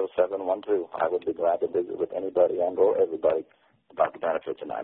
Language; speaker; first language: English; native; English